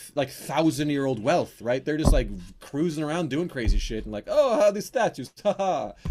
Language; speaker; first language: English; non-native, fluent; Norwegian